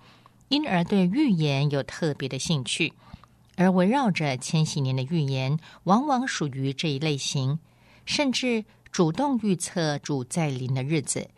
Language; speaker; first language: Chinese; native; Chinese